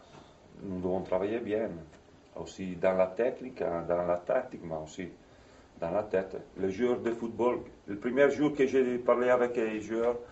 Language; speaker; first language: French; non-native, fluent; Italian